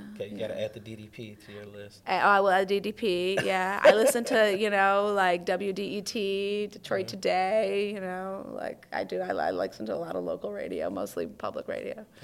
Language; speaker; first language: English; native; English